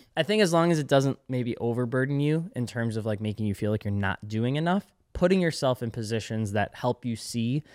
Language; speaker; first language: English; native; English